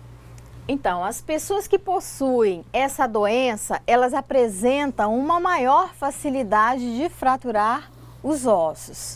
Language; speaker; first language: Portuguese; native; Portuguese